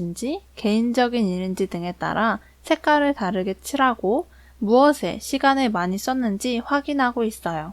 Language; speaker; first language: Korean; native; Korean